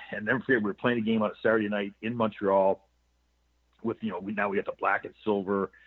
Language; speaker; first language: English; native; English